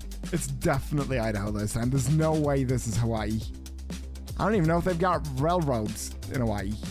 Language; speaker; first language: English; native; English